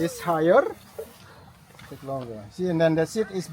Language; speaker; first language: English; non-native, learner; Indonesian